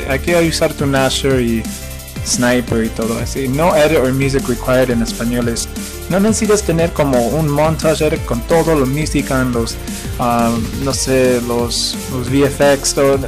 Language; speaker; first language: Spanish; early bilingual, heritage; Spanish